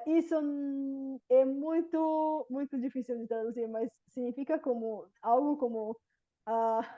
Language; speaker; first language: Portuguese; non-native, fluent; Bulgarian